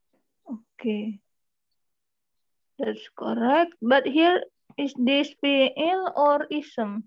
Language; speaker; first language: English; non-native, learner; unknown